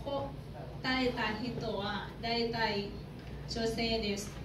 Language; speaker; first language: Japanese; non-native, learner; Thai